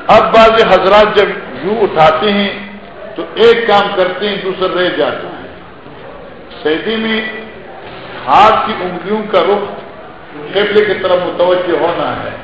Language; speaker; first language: Urdu; non-native, local second language; Northern Hindko